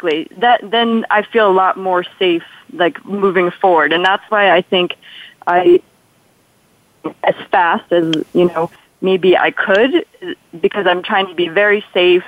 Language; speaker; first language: English; non-native, fluent; Polish